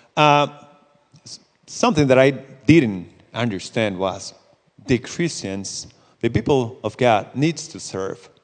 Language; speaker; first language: English; non-native, fluent; Spanish